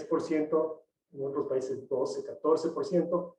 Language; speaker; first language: Spanish; native; Spanish